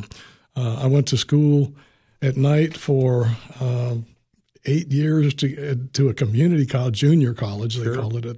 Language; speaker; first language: English; native; English